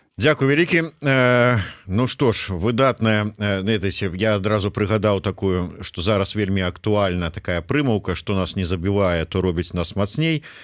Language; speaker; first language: Belarusian; native; Belarusian